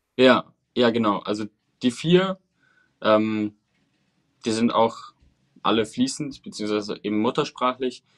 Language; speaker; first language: German; early bilingual, other home language; Spanish